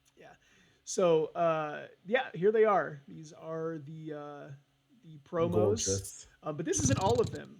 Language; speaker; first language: English; native; English